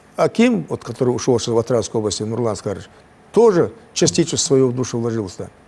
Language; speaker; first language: Russian; non-native, local second language; Chechen